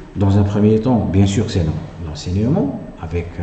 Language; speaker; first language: French; non-native, local second language; Arabic